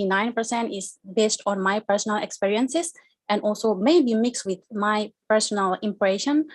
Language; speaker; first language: English; non-native, fluent; Indonesian